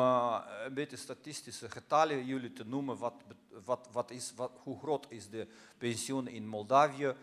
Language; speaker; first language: Dutch; non-native, fluent; Russian